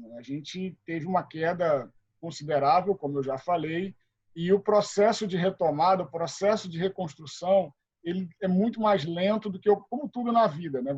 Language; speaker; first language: Portuguese; native; Portuguese